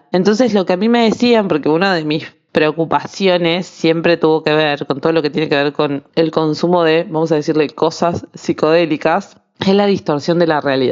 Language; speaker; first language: Spanish; native; Spanish